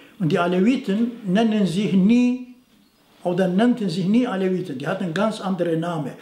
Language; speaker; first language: German; non-native, fluent; Turoyo